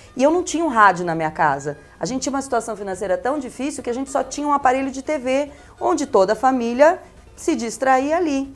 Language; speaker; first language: Portuguese; early bilingual, other home language; Spanish